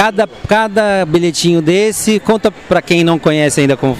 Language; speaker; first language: Portuguese; native; Portuguese